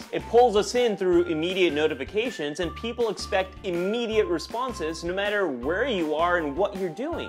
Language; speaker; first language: English; native; English